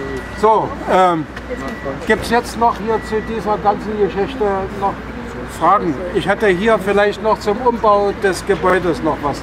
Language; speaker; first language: German; native; German